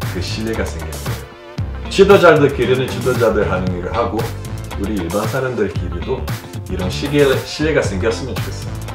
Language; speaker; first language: Korean; non-native, fluent; Portuguese